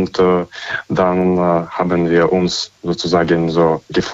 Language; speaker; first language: German; non-native, fluent; Ukrainian